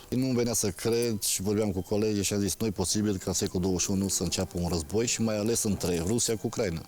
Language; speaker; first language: Romanian; non-native, local second language; Ukrainian